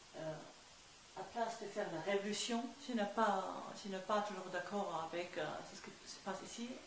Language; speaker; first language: French; non-native, fluent; German